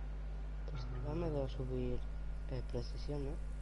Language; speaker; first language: Spanish; native; Spanish